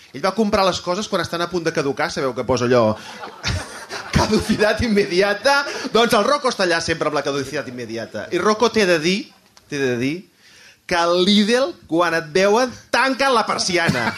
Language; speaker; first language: Catalan; native; Catalan